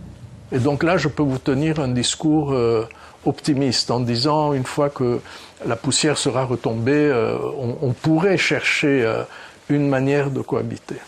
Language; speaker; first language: French; early bilingual, other home language; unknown